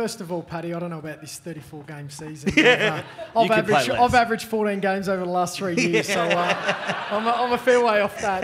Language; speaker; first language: English; native; English